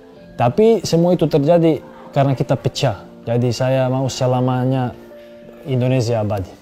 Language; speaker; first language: Indonesian; non-native, fluent; Serbian